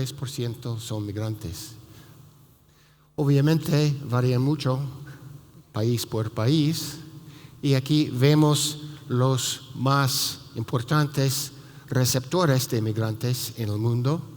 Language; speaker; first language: Spanish; non-native, fluent; English